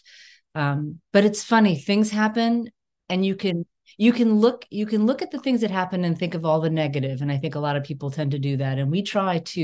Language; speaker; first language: English; native; English